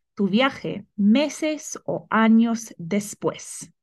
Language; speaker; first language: Spanish; non-native, fluent; English